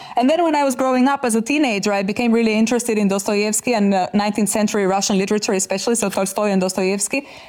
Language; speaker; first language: English; non-native, fluent; Albanian